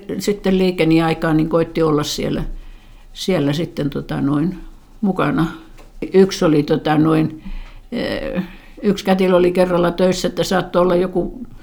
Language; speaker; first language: Finnish; native; Finnish